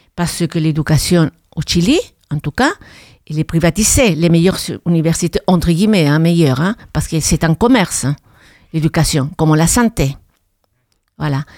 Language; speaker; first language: French; non-native, fluent; Spanish